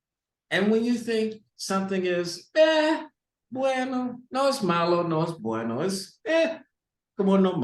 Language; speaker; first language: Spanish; non-native, learner; English